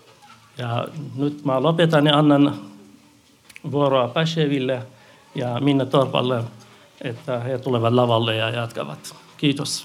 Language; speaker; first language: Finnish; non-native, fluent; Central Kurdish